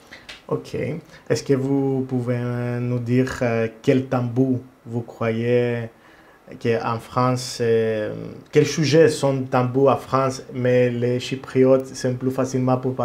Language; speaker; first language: French; non-native, learner; Greek